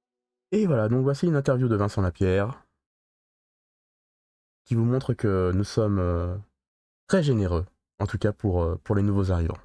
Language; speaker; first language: French; native; French